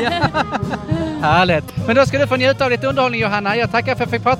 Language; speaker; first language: Swedish; native; Swedish